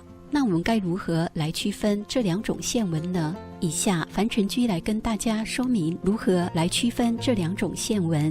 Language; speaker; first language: Chinese; native; Chinese